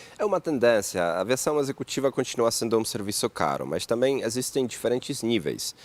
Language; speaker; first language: Portuguese; non-native, fluent; Polish